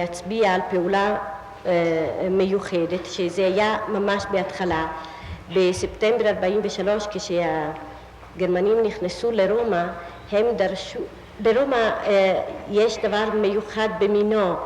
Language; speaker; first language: Hebrew; non-native, fluent; Italian